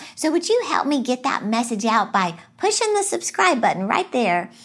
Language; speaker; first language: English; native; English